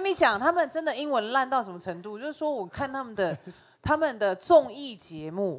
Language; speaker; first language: Chinese; native; Chinese